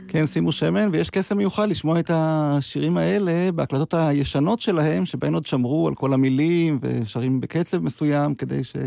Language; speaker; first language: Hebrew; native; Hebrew